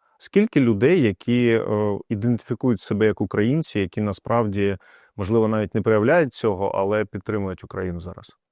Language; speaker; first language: Ukrainian; non-native, local second language; Russian